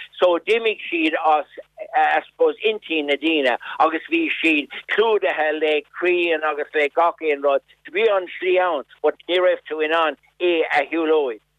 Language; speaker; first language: Irish; non-native, local second language; English